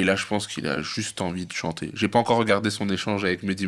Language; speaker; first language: French; native; French